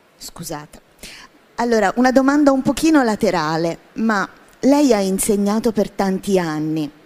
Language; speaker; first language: Italian; native; Italian